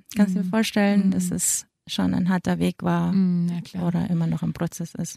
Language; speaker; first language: German; early bilingual, other home language; Filipino